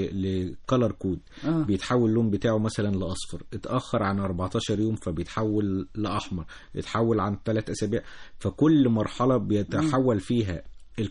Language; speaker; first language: Arabic; native; Arabic